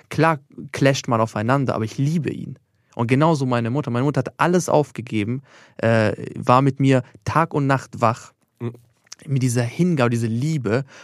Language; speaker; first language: German; early bilingual, other home language; Albanian